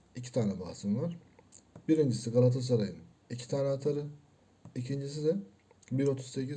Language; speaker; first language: Turkish; native; Turkish